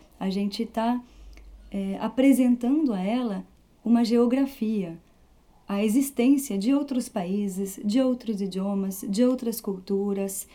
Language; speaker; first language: Portuguese; early bilingual, heritage; Portuguese